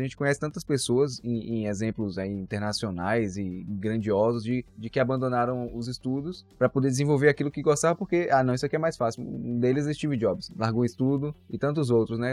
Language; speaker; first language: Portuguese; native; Portuguese